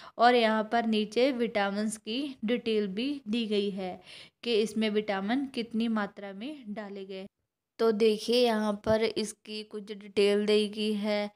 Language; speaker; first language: Hindi; non-native, local second language; Punjabi